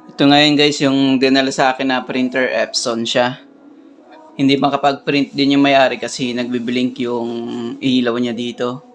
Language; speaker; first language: Filipino; native; Filipino